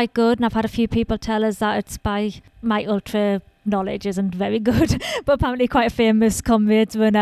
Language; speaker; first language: English; native; English